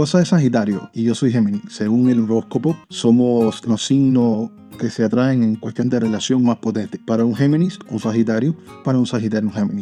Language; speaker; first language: Spanish; native; Spanish